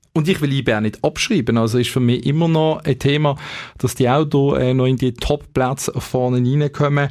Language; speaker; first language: German; native; German